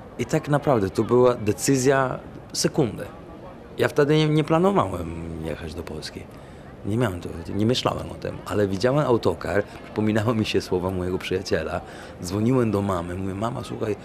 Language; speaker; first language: Polish; non-native, fluent; Italian